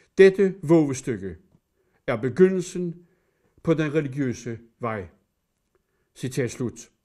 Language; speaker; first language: Danish; native; Danish